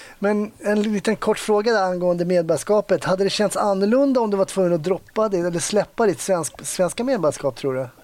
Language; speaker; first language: Swedish; native; Swedish